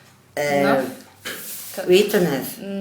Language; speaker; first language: French; non-native, learner; Catalan